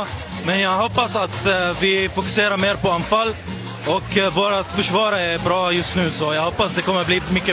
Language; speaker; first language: Swedish; non-native, learner; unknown